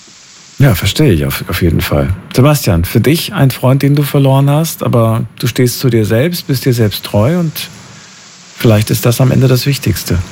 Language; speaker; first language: German; native; German